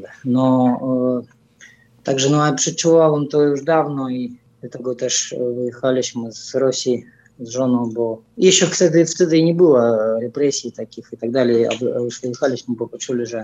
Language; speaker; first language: Polish; non-native, fluent; Russian